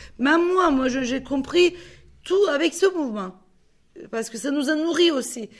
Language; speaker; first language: French; non-native, fluent; Turkish